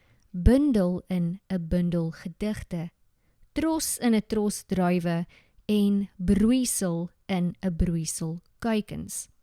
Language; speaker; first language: Afrikaans; native; Afrikaans